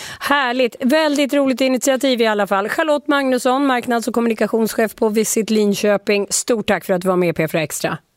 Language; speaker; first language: Swedish; native; Swedish